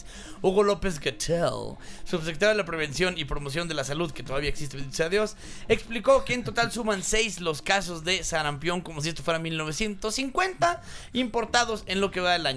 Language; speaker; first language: Spanish; native; Spanish